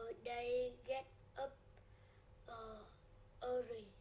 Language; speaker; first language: English; non-native, learner; Vietnamese